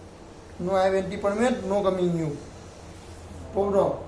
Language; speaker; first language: English; non-native, learner; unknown